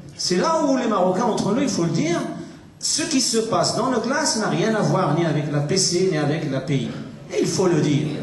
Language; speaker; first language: French; non-native, local second language; Arabic